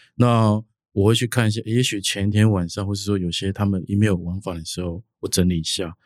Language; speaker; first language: Chinese; native; Chinese